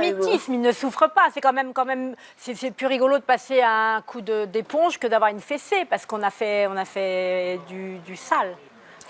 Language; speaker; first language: French; native; French